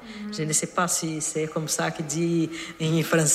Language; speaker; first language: French; non-native, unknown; Portuguese